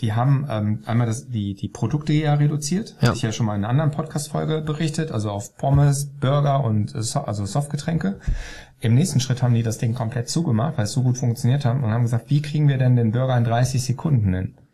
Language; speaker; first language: German; native; German